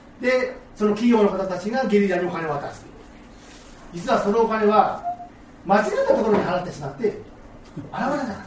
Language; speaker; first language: Japanese; native; Japanese